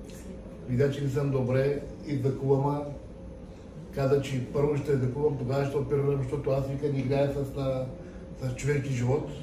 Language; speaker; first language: Bulgarian; non-native, local second language; Turkish